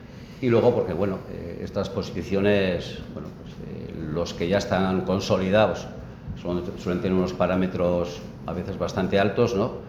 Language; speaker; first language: Spanish; native; Spanish